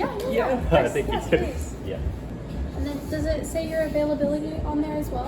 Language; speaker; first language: English; native; English